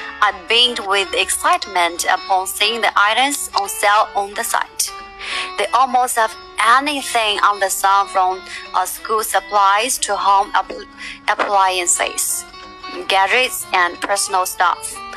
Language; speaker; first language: English; non-native, fluent; Chinese